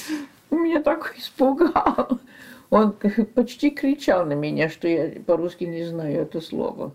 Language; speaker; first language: Russian; early bilingual, heritage; French